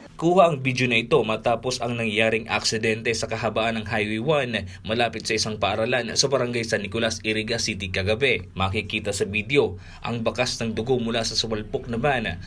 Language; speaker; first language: Filipino; non-native, local second language; Bikol